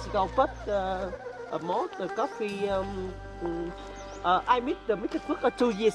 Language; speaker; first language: English; non-native, learner; Vietnamese